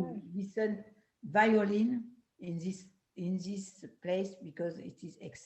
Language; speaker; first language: English; non-native, learner; French